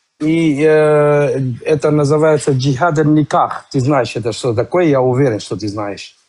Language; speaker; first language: Russian; non-native, learner; Kurdish